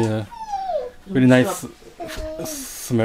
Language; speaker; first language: English; non-native, learner; Japanese